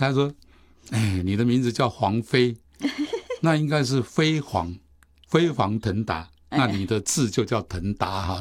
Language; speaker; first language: Chinese; native; Chinese